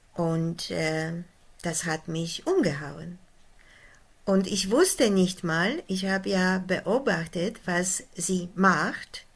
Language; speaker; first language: German; non-native, fluent; Polish